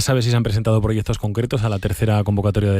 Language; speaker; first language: Spanish; native; Spanish